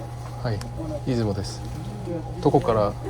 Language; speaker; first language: Japanese; non-native, learner; Korean